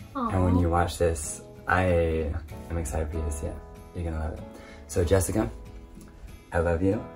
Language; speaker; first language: English; native; English